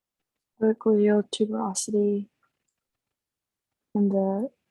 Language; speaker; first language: English; native; English